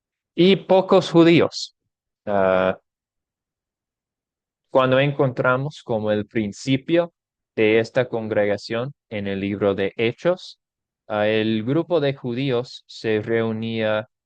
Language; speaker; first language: Spanish; non-native, fluent; English